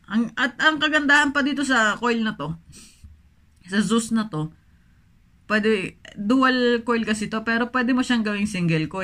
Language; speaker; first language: Filipino; native; Filipino